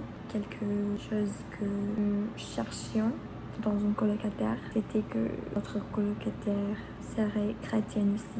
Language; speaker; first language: French; non-native, learner; Spanish